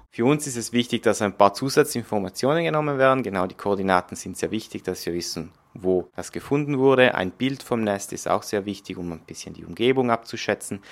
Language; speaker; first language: German; non-native, local second language; Italian